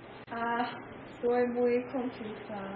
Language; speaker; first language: Spanish; non-native, learner; English